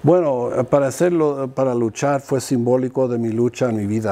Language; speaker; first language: Spanish; early bilingual, heritage; Spanish